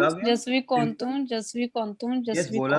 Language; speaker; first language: French; non-native, learner; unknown